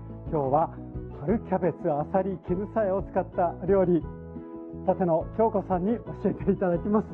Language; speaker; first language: Japanese; native; Japanese